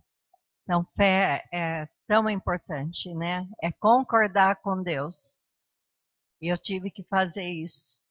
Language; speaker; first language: Portuguese; non-native, fluent; English